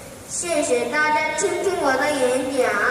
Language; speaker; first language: Chinese; non-native, learner; Korean